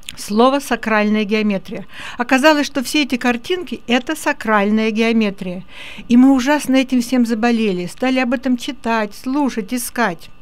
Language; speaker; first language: Russian; native; Russian